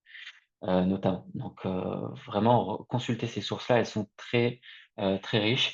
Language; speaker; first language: French; native; French